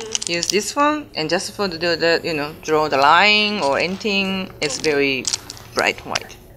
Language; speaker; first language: English; non-native, learner; Japanese